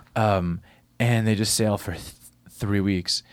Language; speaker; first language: English; native; English